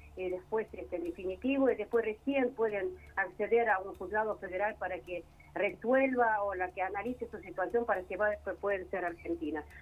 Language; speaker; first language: Spanish; non-native, fluent; Russian